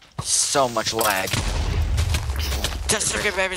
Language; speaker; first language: English; native; English